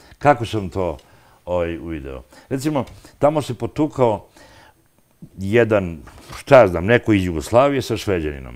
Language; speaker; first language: Serbian; non-native, local second language; Albanian